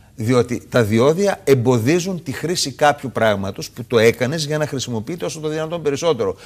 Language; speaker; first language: Greek; native; Greek